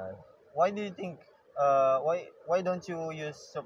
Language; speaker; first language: English; non-native, learner; Indonesian